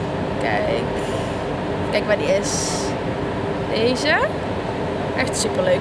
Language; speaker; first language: Dutch; native; Dutch